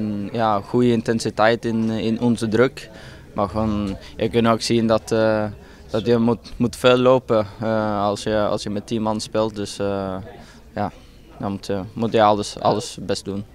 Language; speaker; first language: Dutch; non-native, fluent; Norwegian